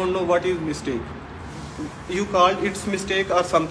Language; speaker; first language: English; non-native, learner; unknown